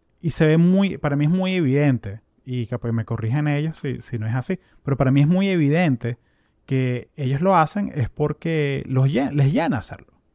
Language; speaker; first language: Spanish; native; Spanish